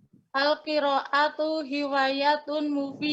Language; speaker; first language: Arabic; non-native, learner; Indonesian